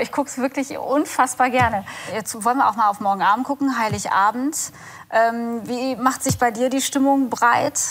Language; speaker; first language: German; native; German